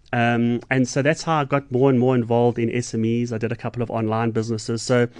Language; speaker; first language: English; native; English